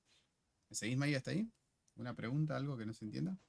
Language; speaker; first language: Spanish; native; Spanish